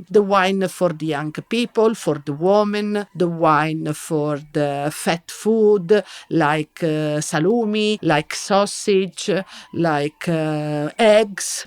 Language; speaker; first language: English; non-native, learner; Italian